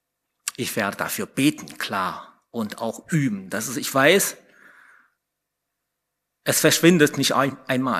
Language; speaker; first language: German; non-native, fluent; Chinese